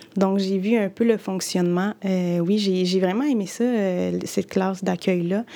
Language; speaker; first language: French; early bilingual, other home language; Spanish